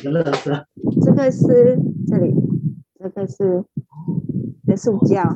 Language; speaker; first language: Chinese; non-native, fluent; Vietnamese